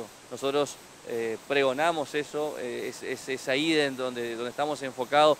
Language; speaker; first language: Spanish; native; Spanish